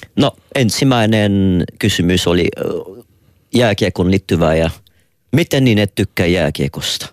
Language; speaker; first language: Finnish; non-native, fluent; French